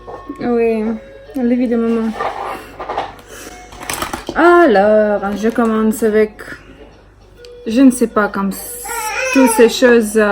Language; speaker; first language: French; non-native, learner; Russian